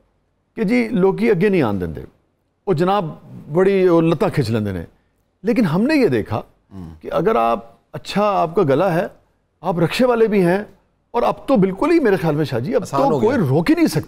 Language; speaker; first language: Urdu; native; Urdu